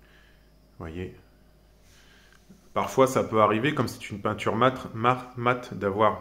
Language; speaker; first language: French; native; French